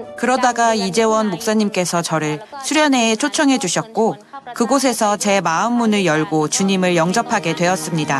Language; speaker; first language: Korean; non-native, fluent; Thai